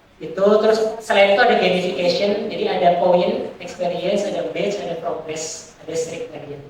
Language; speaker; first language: Indonesian; native; Indonesian